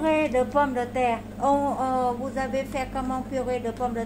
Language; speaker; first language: French; non-native, learner; Vietnamese